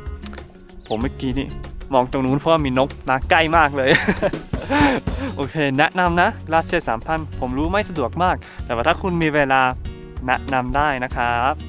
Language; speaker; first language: Thai; early bilingual, heritage; Thai